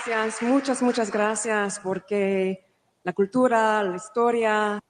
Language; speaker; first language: Spanish; non-native, fluent; English